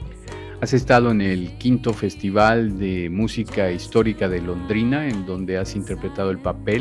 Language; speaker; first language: Spanish; native; Spanish